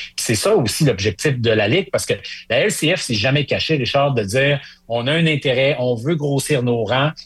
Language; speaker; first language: French; native; French